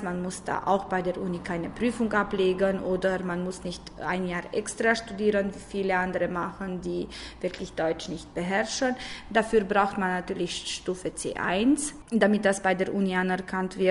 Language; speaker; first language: German; non-native, fluent; Romanian